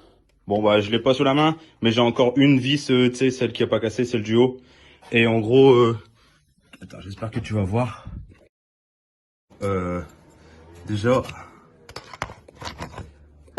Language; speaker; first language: French; native; French